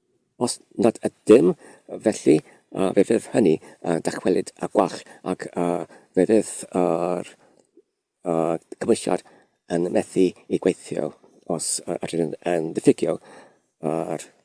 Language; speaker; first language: Welsh; non-native, learner; Polish